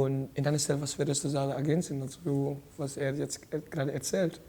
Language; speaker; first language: German; non-native, fluent; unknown